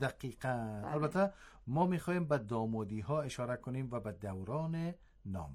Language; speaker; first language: Persian; native; Persian